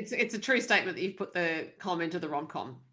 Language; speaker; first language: English; native; English